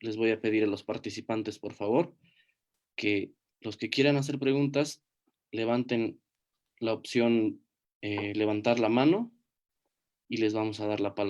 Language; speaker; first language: Spanish; native; Spanish